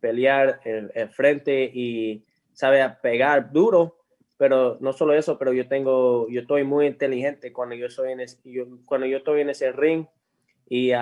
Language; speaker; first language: Spanish; early bilingual, heritage; English